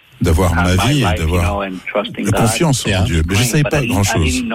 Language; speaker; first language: French; non-native, fluent; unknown